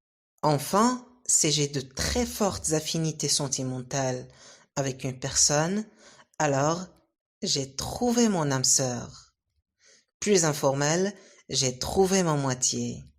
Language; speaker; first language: French; non-native, local second language; Arabic